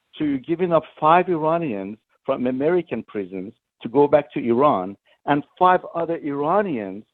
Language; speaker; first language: English; non-native, fluent; Persian